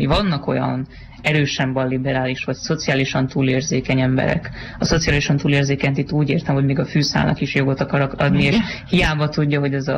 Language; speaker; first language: Hungarian; native; Hungarian